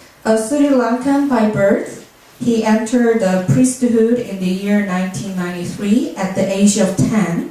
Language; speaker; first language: English; non-native, learner; Korean